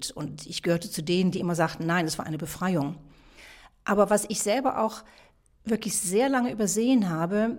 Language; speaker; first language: German; native; German